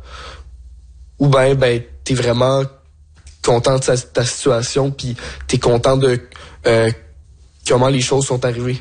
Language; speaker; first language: French; native; French